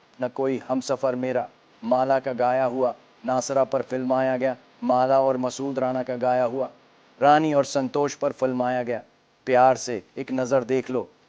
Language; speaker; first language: Urdu; native; Urdu